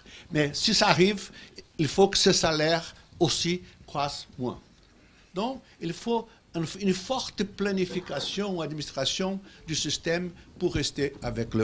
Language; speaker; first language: French; non-native, fluent; Portuguese